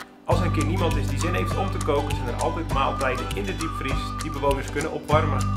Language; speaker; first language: Dutch; native; Dutch